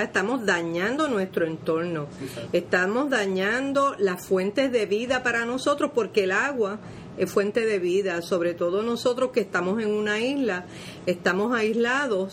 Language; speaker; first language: Spanish; native; Spanish